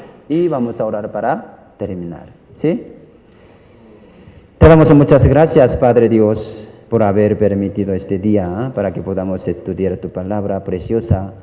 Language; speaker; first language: Spanish; non-native, learner; Korean